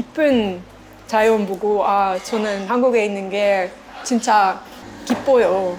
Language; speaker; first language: Korean; non-native, learner; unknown